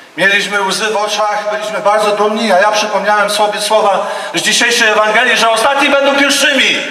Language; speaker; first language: Polish; native; Polish